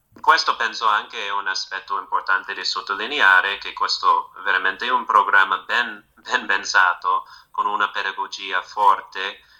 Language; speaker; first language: Italian; non-native, fluent; English